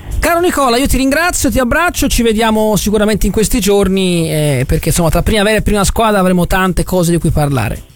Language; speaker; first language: Italian; native; Italian